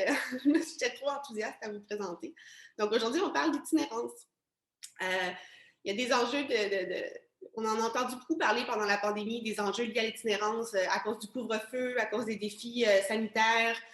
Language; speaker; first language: French; native; French